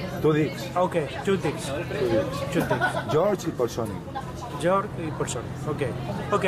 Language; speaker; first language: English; non-native, learner; Spanish